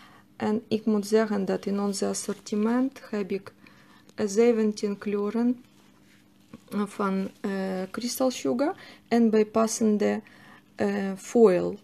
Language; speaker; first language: Dutch; non-native, learner; Russian